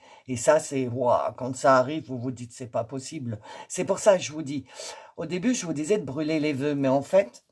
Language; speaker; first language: French; native; French